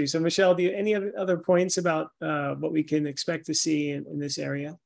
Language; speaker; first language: English; native; English